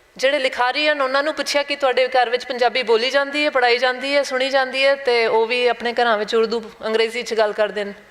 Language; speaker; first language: Punjabi; non-native, local second language; Hindi